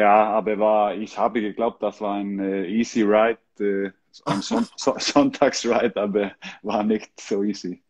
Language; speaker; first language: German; non-native, learner; Icelandic